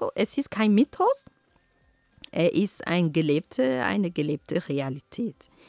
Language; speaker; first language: German; non-native, fluent; Ghomala